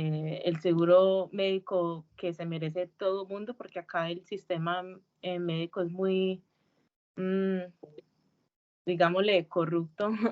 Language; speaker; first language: Spanish; early bilingual, heritage; Spanish